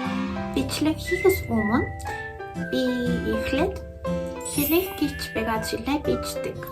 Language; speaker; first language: Mongolian; non-native, learner; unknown